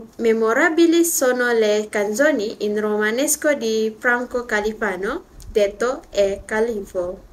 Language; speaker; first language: Italian; non-native, learner; Malay